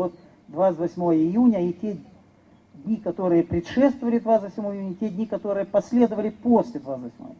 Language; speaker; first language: Russian; native; Russian